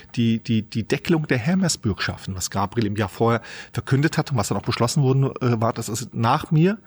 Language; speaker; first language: German; native; German